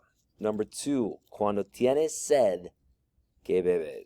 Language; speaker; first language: Spanish; non-native, fluent; English